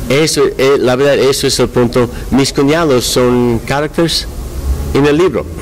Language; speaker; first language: Spanish; non-native, learner; English